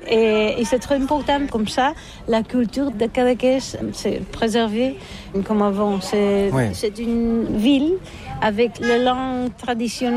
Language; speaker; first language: French; non-native, learner; Catalan